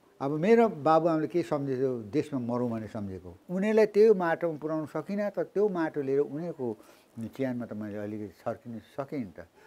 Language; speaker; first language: Nepali; native; Nepali